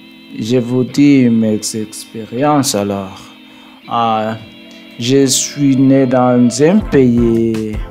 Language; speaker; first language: French; non-native, learner; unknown